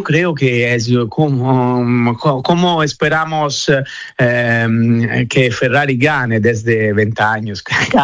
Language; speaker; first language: Spanish; non-native, fluent; Italian